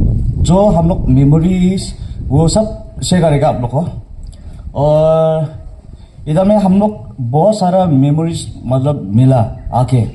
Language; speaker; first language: Hindi; non-native, local second language; Garo